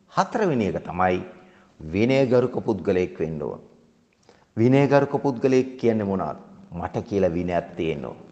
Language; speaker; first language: Sinhala; native; Sinhala